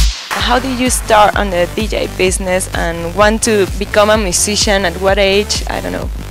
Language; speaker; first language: English; non-native, learner; Spanish